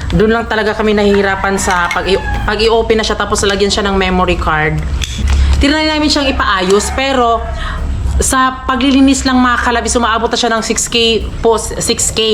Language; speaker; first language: Filipino; non-native, local second language; Cebuano